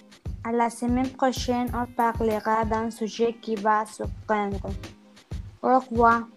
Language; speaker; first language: French; non-native, learner; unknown